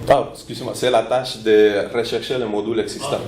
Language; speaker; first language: French; non-native, fluent; Spanish